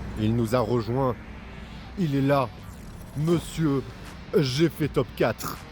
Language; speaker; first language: French; native; French